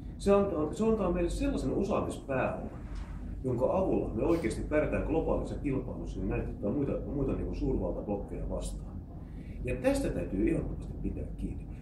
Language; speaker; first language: Finnish; native; Finnish